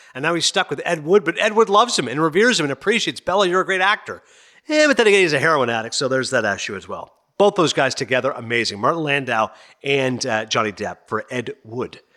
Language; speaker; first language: English; native; English